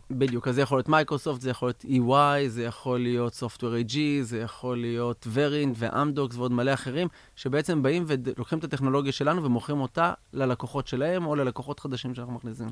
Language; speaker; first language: Hebrew; native; Hebrew